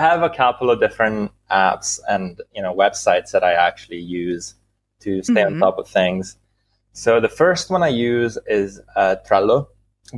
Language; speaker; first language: English; non-native, fluent; Italian